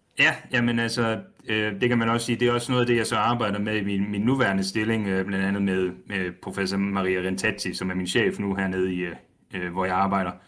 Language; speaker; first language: Danish; native; Danish